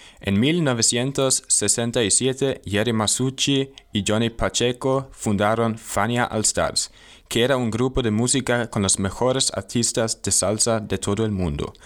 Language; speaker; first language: Spanish; non-native, learner; German